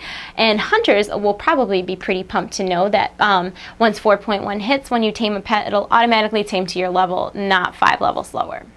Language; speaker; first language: English; native; English